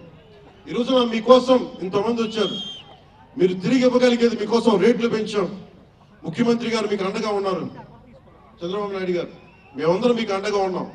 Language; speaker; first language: Telugu; native; Telugu